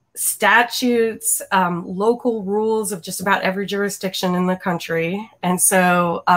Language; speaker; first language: English; native; English